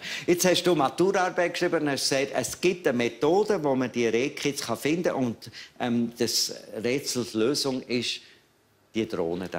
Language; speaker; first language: German; native; German